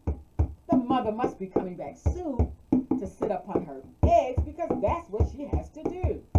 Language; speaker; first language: English; native; English